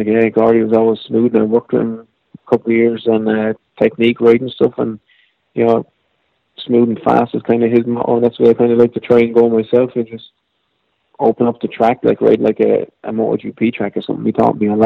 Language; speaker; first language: English; native; English